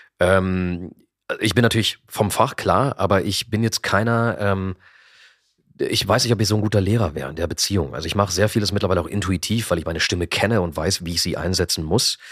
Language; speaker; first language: German; native; German